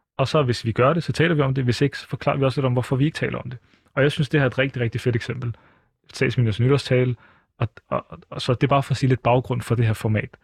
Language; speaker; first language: Danish; early bilingual, other home language; Arabic